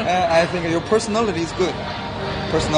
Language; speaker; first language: English; non-native, learner; Korean